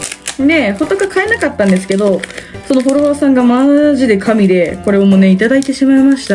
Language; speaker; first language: Japanese; native; Japanese